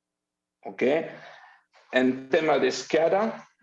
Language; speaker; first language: Spanish; non-native, learner; French